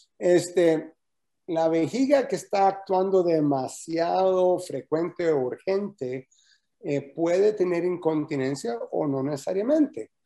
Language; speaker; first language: Spanish; early bilingual, heritage; Spanish